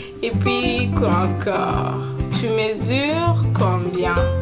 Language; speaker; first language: French; non-native, local second language; Rundi